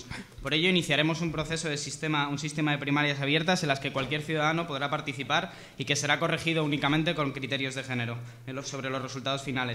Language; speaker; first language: Spanish; native; Spanish